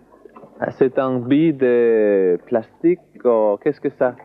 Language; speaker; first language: French; non-native, learner; Danish